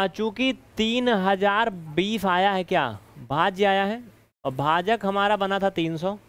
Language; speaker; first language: Hindi; native; Hindi